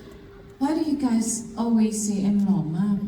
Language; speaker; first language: English; non-native, fluent; Thai